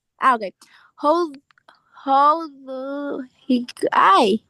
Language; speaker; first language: English; non-native, learner; Spanish